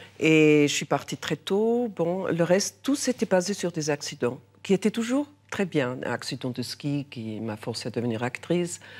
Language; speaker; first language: French; non-native, local second language; German